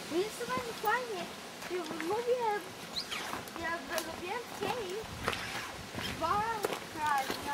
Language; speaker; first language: Polish; early bilingual, heritage; Polish